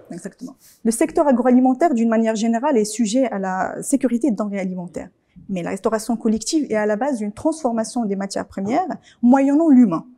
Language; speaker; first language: French; non-native, local second language; Arabic